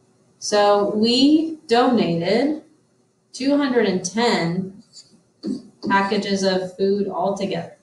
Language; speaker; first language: English; native; English